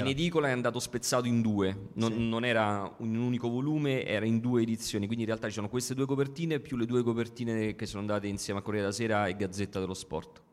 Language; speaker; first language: Italian; native; Italian